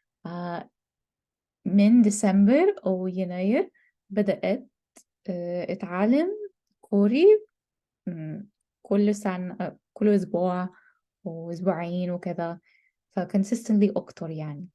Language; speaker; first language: Arabic; non-native, learner; English